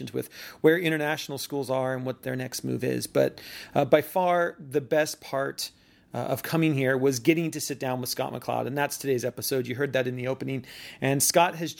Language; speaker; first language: English; native; English